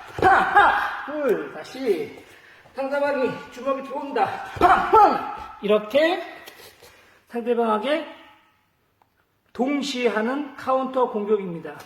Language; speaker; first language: Korean; native; Korean